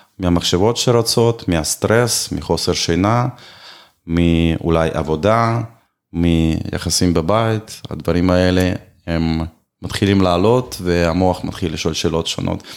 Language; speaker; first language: Hebrew; non-native, fluent; Russian